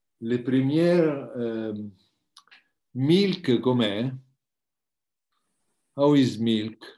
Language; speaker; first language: French; non-native, learner; Italian